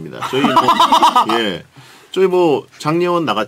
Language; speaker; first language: Korean; native; Korean